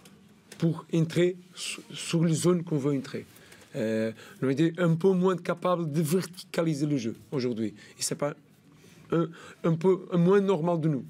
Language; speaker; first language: French; non-native, learner; Portuguese